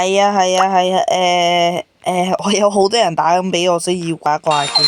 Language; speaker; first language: Chinese; early bilingual, heritage; Cantonese